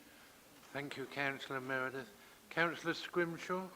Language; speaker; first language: English; native; English